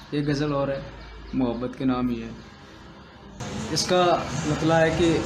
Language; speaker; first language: Hindi; native; Hindi